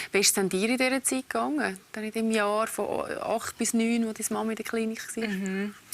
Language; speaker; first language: German; native; German